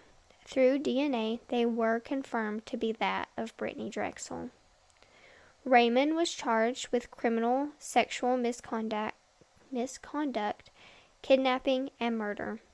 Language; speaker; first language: English; native; English